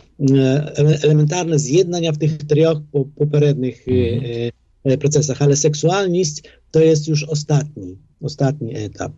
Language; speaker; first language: Polish; non-native, fluent; Ukrainian